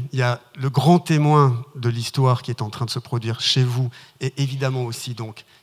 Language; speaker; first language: French; native; French